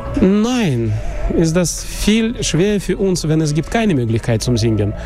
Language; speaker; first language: German; non-native, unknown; Russian